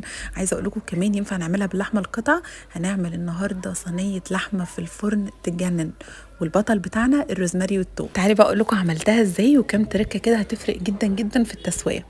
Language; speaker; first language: Arabic; native; Arabic